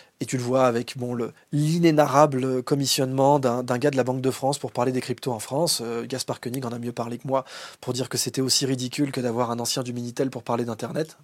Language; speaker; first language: French; native; French